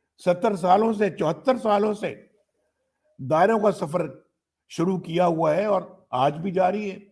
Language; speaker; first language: Urdu; non-native, local second language; Punjabi